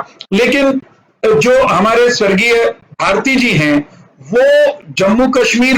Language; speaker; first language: Hindi; native; Hindi